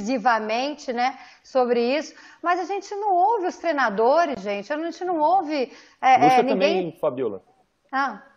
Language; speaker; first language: Portuguese; native; Portuguese